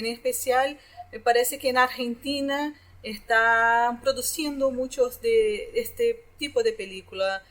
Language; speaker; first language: Spanish; non-native, fluent; Portuguese